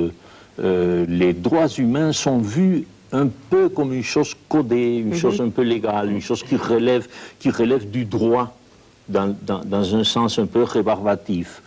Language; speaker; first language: French; non-native, fluent; Spanish